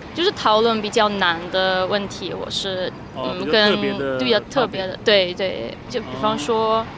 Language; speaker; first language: Chinese; non-native, fluent; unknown